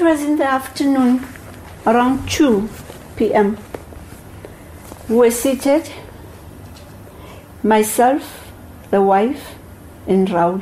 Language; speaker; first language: English; non-native, local second language; Zulu